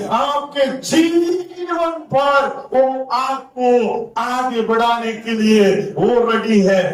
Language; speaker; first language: Hindi; non-native, local second language; Tamil